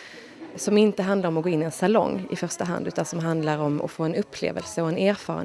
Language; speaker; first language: Swedish; native; Swedish